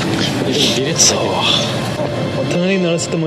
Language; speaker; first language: Japanese; non-native, learner; English